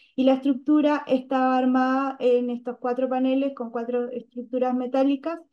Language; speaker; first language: Spanish; native; Spanish